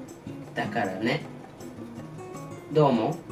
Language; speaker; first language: Japanese; non-native, learner; English